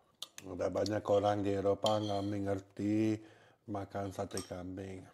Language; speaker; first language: Indonesian; non-native, learner; French